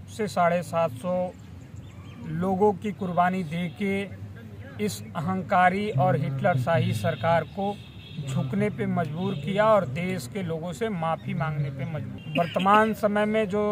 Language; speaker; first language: Hindi; native; Hindi